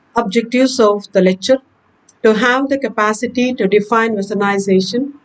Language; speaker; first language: English; non-native, local second language; Kannada